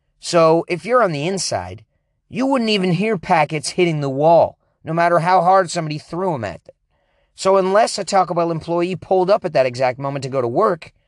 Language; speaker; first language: English; native; English